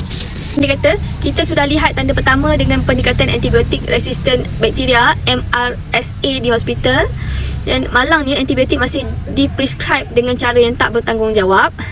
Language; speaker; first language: Malay; native; Malay